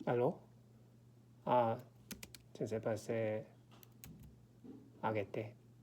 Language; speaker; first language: French; non-native, learner; Korean